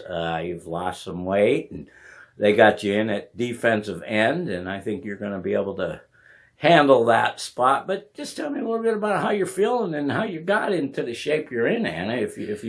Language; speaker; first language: English; native; English